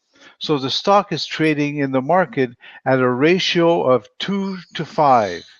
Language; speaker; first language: English; non-native, fluent; Spanish